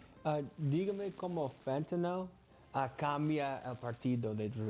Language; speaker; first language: Spanish; non-native, learner; English